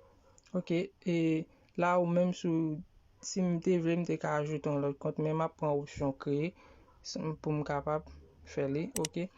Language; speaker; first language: French; non-native, learner; Haitian Creole